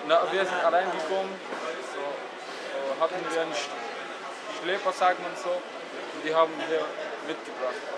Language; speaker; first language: German; non-native, learner; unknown